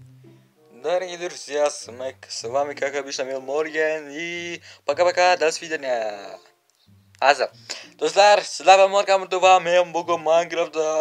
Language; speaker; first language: Russian; non-native, learner; Uzbek